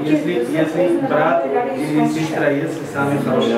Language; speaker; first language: Russian; non-native, learner; Hindi